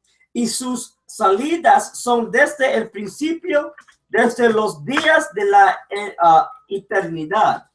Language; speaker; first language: Spanish; early bilingual, heritage; English